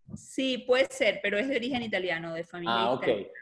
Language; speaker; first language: Spanish; native; Spanish